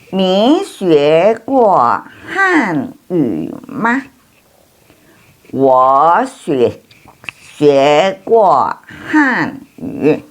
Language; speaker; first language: Chinese; non-native, fluent; Indonesian